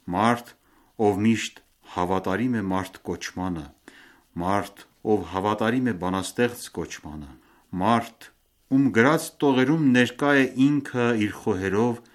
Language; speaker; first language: Armenian; early bilingual, heritage; Armenian